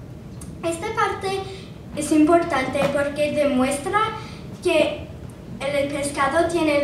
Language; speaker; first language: Spanish; non-native, learner; English